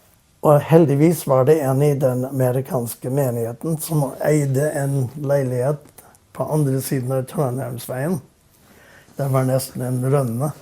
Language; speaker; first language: Norwegian; non-native, fluent; English